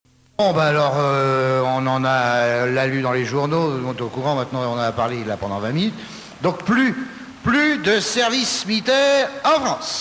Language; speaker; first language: French; native; French